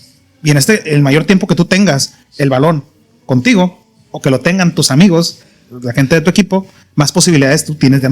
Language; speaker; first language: Spanish; native; Spanish